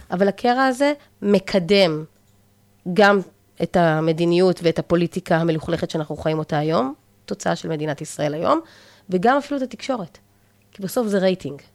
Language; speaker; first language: Hebrew; native; Hebrew